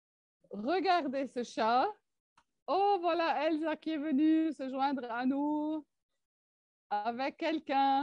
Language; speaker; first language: French; non-native, local second language; Arabic